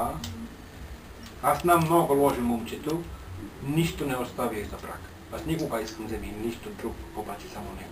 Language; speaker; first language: Bulgarian; non-native, learner; Finnish